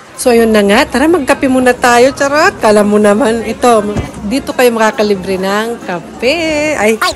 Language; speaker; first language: Filipino; native; Filipino